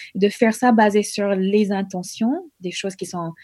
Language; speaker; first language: French; non-native, fluent; English